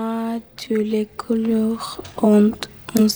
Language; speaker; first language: French; non-native, learner; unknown